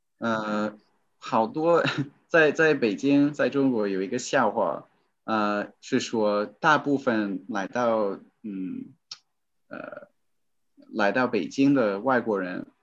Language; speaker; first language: Chinese; non-native, fluent; English